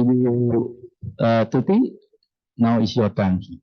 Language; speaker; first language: English; non-native, fluent; Indonesian